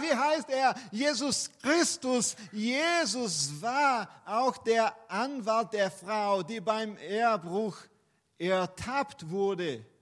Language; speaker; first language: German; non-native, fluent; Portuguese